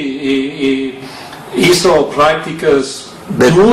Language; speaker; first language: Spanish; non-native, fluent; English